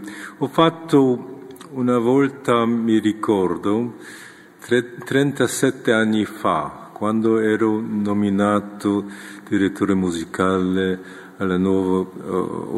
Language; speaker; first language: Italian; non-native, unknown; Korean